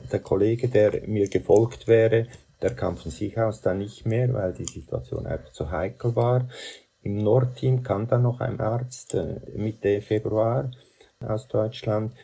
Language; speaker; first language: German; native; German